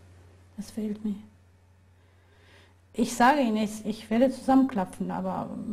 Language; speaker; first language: German; non-native, fluent; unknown